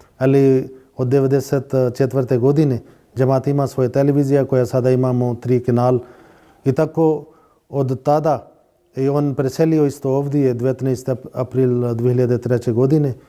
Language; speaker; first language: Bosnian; non-native, learner; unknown